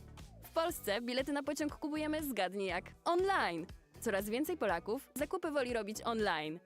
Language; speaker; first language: Polish; native; Polish